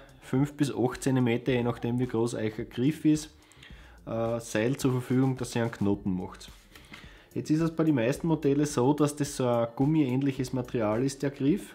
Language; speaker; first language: German; native; German